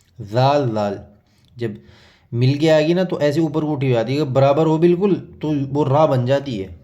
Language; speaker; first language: Urdu; native; Urdu